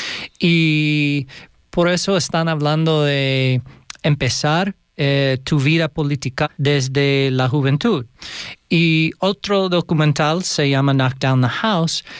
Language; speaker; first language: Spanish; non-native, learner; English